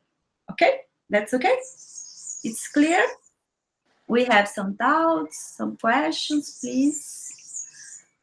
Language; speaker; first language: English; non-native, learner; Portuguese